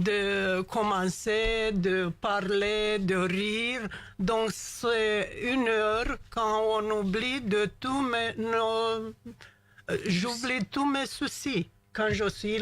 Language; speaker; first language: French; non-native, learner; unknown